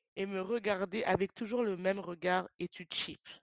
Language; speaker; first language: French; native; French